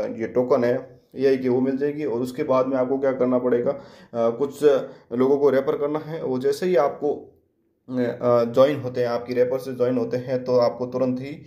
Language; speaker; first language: Hindi; native; Hindi